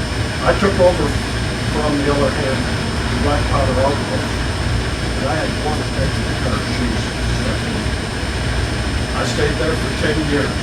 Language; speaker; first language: English; native; English